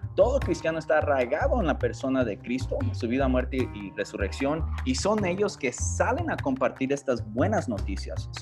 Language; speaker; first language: Spanish; early bilingual, heritage; Spanish